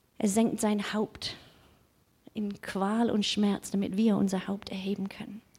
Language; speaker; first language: German; non-native, fluent; English